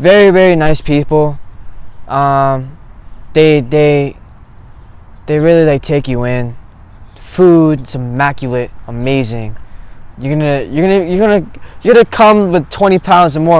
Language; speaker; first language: English; native; English